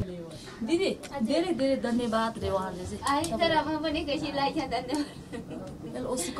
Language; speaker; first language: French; non-native, learner; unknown